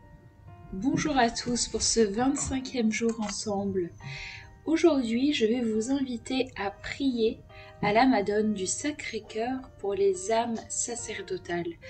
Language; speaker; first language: French; native; French